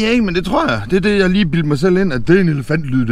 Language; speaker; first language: Danish; native; Danish